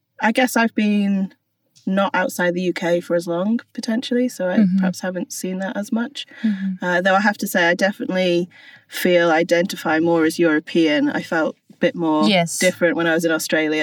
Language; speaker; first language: English; native; English